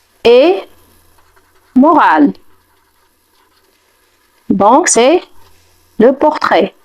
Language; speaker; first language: French; non-native, fluent; Arabic